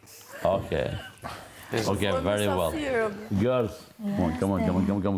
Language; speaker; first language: English; non-native, learner; Albanian